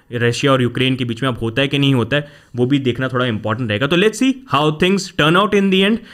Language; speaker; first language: Hindi; native; Hindi